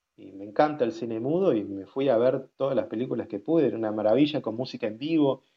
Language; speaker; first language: Spanish; native; Spanish